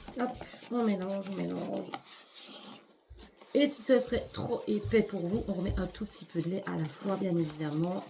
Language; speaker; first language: French; native; French